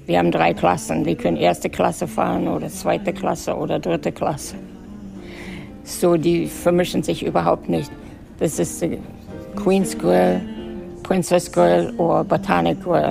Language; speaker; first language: German; native; German